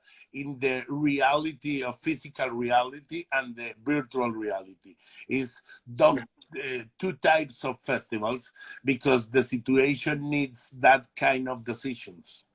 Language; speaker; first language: English; non-native, learner; Spanish